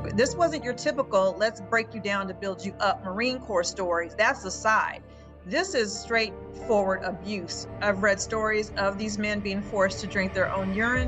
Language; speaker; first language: English; native; English